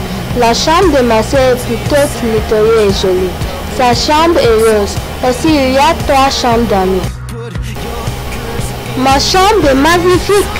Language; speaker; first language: French; non-native, learner; English